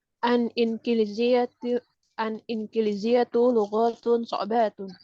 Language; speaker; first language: Arabic; non-native, learner; Indonesian